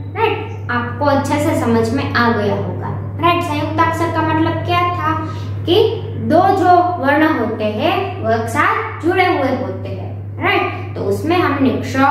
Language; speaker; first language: Hindi; non-native, local second language; Gujarati